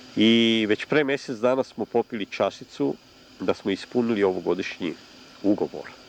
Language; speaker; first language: Serbian; non-native, local second language; Hungarian